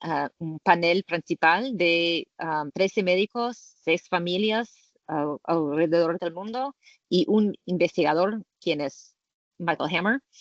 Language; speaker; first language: Spanish; non-native, learner; English